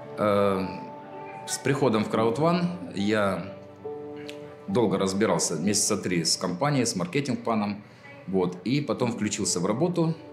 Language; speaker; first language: Russian; native; Russian